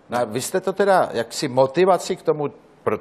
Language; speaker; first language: Czech; native; Czech